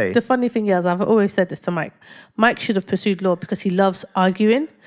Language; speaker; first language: English; early bilingual, other home language; Yoruba